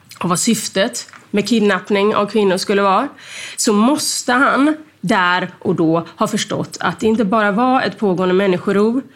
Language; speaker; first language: Swedish; native; Swedish